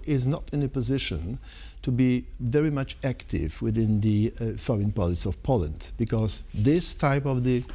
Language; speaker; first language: English; non-native, fluent; Polish